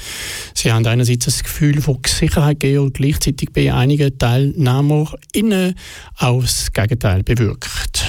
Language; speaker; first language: German; native; German